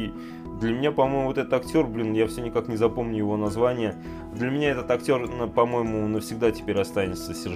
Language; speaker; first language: Russian; native; Russian